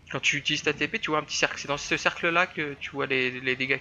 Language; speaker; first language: French; native; French